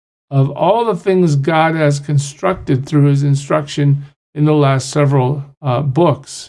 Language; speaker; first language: English; native; English